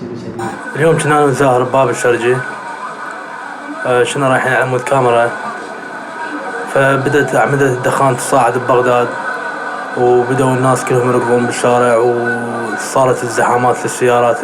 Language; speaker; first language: Arabic; native; Arabic